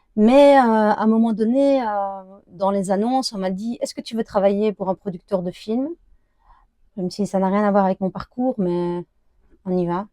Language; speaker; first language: French; early bilingual, other home language; Arabic